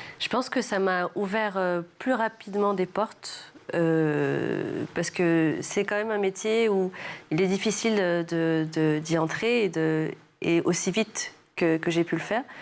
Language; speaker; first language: French; early bilingual, other home language; Arabic